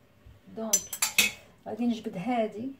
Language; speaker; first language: Arabic; native; Arabic